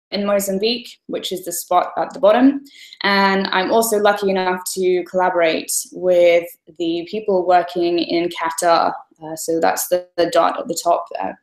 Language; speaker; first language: English; native; English